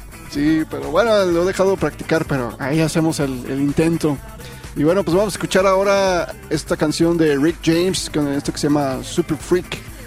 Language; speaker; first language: Spanish; native; Spanish